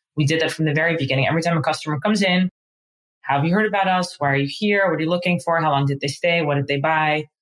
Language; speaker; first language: English; non-native, fluent; Dutch